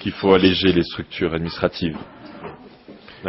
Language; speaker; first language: French; native; French